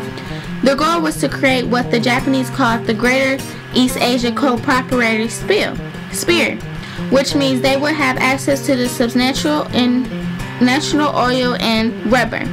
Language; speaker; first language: English; native; English